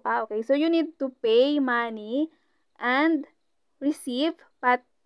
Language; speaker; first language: English; non-native, local second language; Filipino